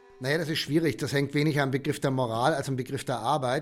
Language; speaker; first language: German; native; German